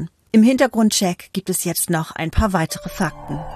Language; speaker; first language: German; native; German